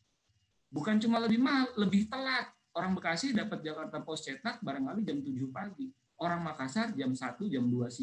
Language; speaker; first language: Indonesian; native; Indonesian